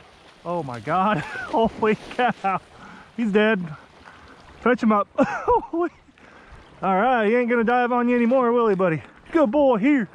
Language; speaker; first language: English; native; English